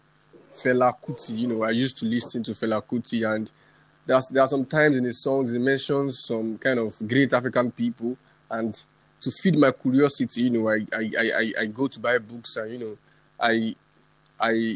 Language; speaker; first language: English; non-native, local second language; Yoruba